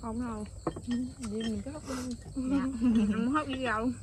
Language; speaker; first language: Vietnamese; native; Vietnamese